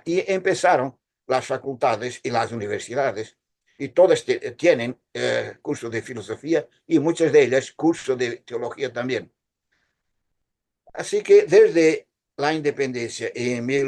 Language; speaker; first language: Spanish; non-native, fluent; Portuguese